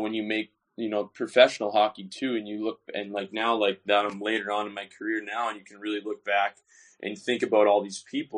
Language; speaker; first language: English; native; English